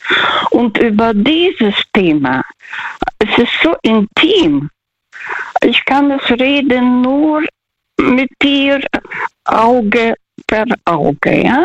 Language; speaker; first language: German; early bilingual, heritage; Russian